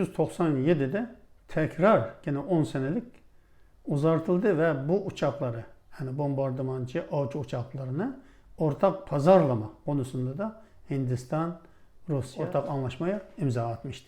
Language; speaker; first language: Turkish; non-native, fluent; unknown